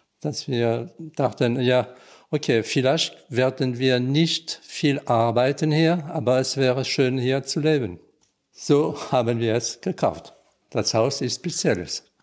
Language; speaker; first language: German; non-native, local second language; French